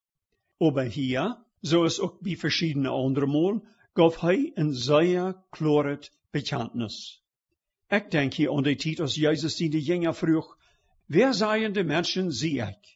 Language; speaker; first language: German; early bilingual, heritage; Plautdietsch